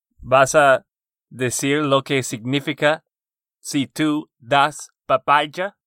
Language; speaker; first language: Spanish; non-native, fluent; English